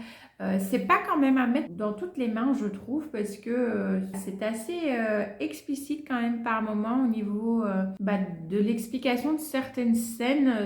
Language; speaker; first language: French; native; French